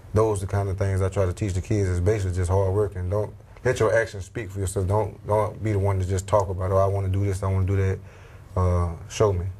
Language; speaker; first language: English; native; English